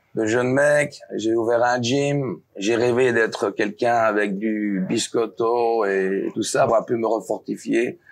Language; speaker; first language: French; native; French